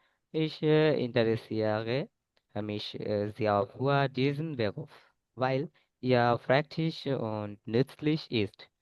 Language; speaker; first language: German; non-native, learner; Bangla